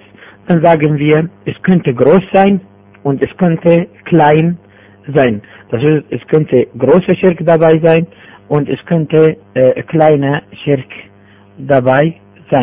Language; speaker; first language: German; non-native, fluent; Arabic